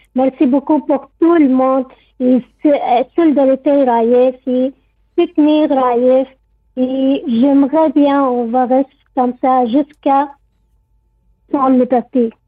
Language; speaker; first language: French; non-native, learner; Arabic